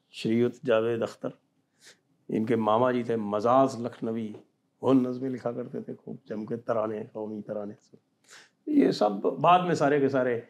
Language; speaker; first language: Hindi; native; Hindi